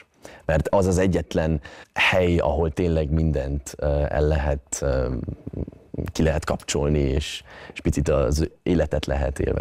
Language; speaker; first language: Hungarian; early bilingual, heritage; Hungarian